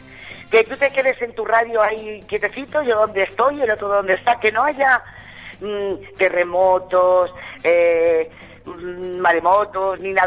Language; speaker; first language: Spanish; native; Spanish